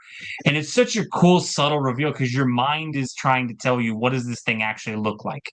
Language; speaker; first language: English; native; English